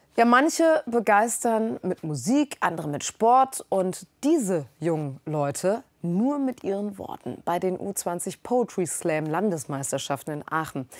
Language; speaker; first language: German; native; German